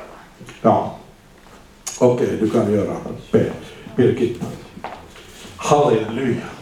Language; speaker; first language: Swedish; non-native, fluent; Finnish